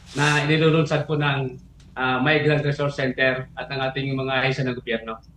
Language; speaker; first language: Filipino; non-native, local second language; Bikol